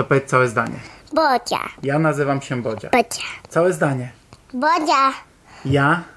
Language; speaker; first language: Polish; native; Polish